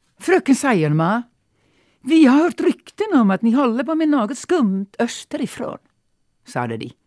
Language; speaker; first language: Swedish; non-native, local second language; Finnish